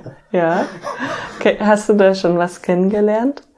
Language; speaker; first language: German; native; German